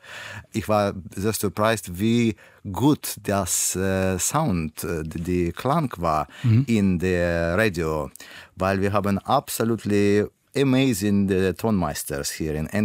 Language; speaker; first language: German; non-native, learner; Russian